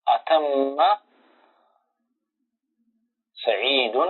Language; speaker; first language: Arabic; non-native, learner; Tigrinya